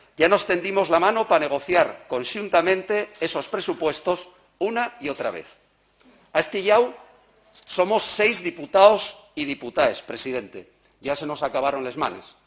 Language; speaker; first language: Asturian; non-native, local second language; Spanish